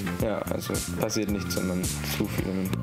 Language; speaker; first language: German; native; German